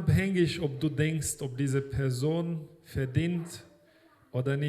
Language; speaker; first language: German; non-native, fluent; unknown